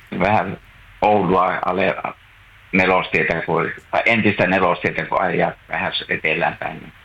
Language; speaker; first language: Finnish; native; Finnish